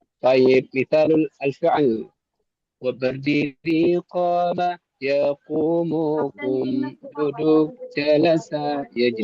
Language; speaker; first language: Arabic; non-native, fluent; Indonesian